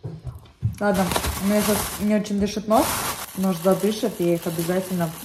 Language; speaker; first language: Russian; native; Russian